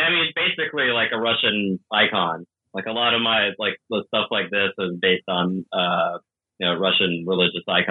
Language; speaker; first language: English; native; English